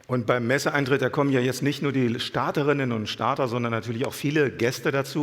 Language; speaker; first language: German; native; German